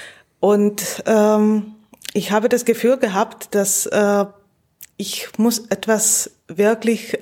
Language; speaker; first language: German; non-native, fluent; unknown